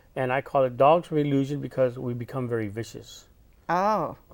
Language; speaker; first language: English; native; English